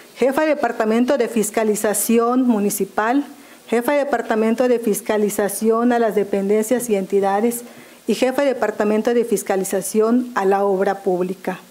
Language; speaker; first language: Spanish; native; Spanish